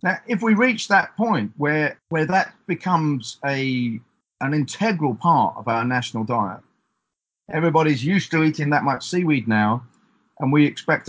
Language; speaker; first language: English; native; English